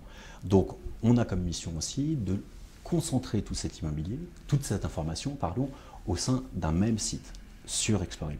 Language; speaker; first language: French; native; French